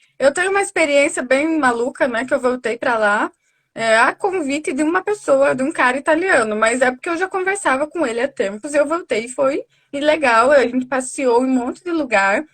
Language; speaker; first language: Portuguese; native; Portuguese